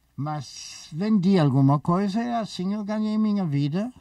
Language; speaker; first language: Portuguese; non-native, fluent; German